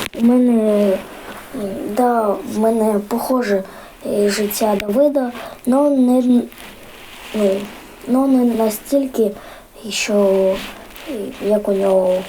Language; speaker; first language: Ukrainian; non-native, local second language; Russian